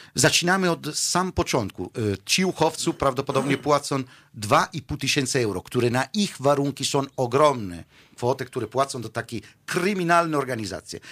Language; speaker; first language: Polish; non-native, fluent; Italian